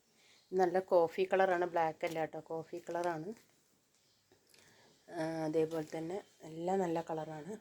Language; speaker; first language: Malayalam; native; Malayalam